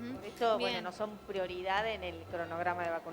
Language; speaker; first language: Spanish; native; Spanish